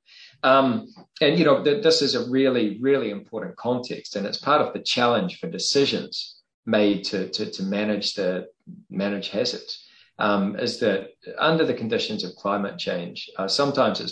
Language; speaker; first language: English; native; English